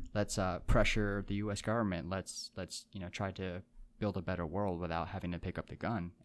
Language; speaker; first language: English; early bilingual, other home language; Japanese